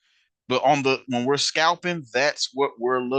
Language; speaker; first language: English; native; English